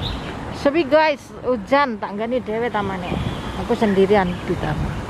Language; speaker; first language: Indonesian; non-native, local second language; Javanese